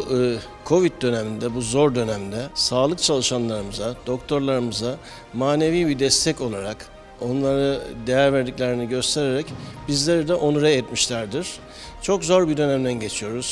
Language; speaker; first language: Turkish; native; Turkish